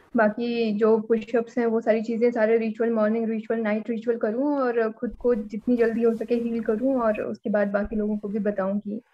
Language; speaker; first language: Hindi; native; Hindi